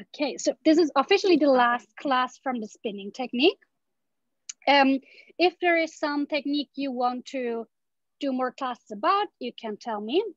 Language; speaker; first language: English; non-native, fluent; German